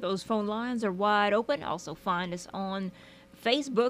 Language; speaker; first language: English; native; English